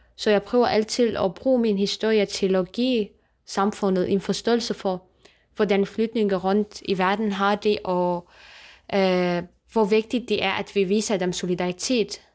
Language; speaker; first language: Danish; non-native, fluent; Kurdish